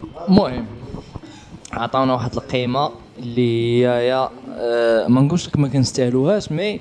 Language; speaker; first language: Arabic; native; Arabic